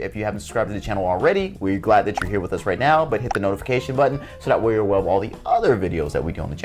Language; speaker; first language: English; native; English